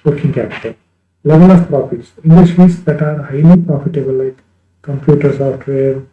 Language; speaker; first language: English; non-native, local second language; Kannada